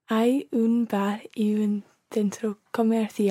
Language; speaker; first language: Spanish; non-native, learner; English